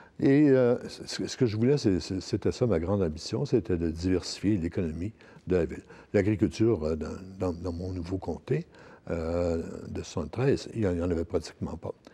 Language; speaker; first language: French; native; French